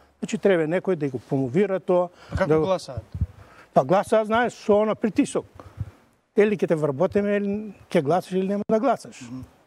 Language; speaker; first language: Macedonian; native; Macedonian